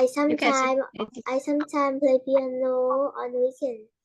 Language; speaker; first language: English; non-native, learner; Vietnamese